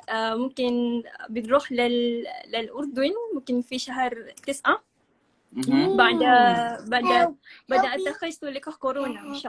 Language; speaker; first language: Arabic; non-native, learner; Malay